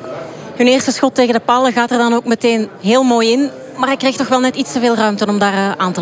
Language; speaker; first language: Dutch; native; Dutch